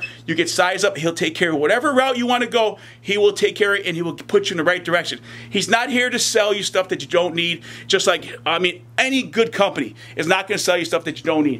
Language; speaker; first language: English; native; English